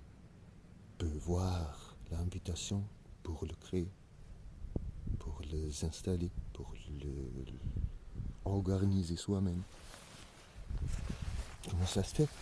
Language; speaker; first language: French; non-native, learner; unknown